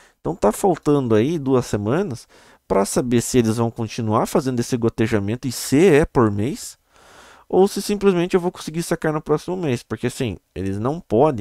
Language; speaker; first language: Portuguese; native; Portuguese